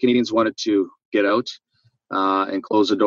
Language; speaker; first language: English; native; English